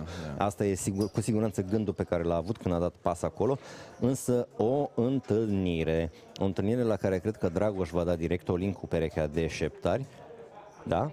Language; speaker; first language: Romanian; native; Romanian